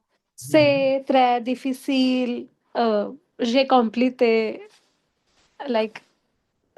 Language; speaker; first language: French; non-native, learner; Hindi